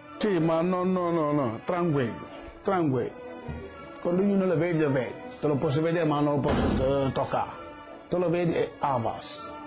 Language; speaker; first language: Italian; non-native, learner; Wolof